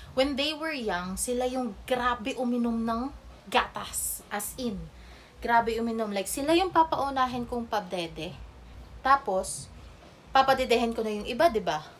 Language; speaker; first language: Filipino; non-native, local second language; Cebuano